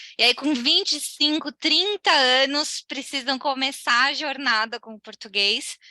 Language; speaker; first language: Portuguese; native; Portuguese